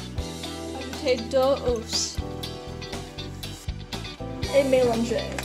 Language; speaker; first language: French; non-native, learner; English